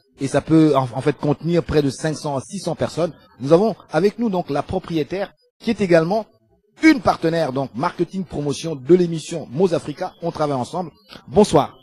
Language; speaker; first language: French; non-native, local second language; Lingala